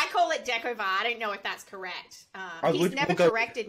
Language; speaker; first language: English; native; English